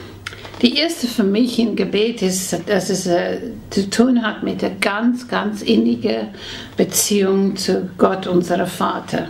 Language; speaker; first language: German; non-native, fluent; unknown